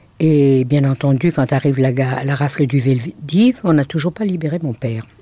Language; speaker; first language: French; native; French